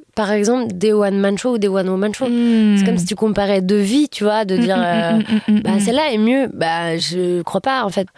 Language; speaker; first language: French; native; French